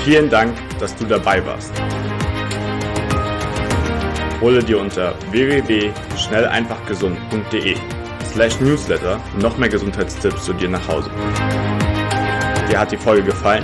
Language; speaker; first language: German; native; German